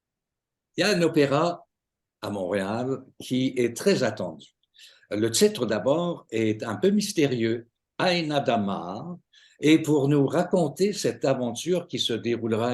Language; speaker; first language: French; native; French